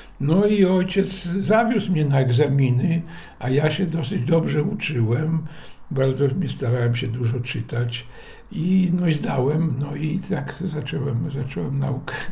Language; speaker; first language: Polish; non-native, local second language; Belarusian